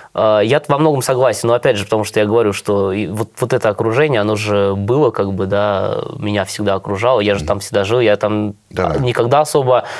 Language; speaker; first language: Russian; native; Russian